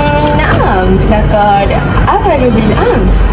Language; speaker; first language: Arabic; non-native, learner; Malay